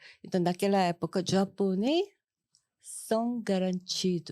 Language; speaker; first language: Portuguese; non-native, fluent; Korean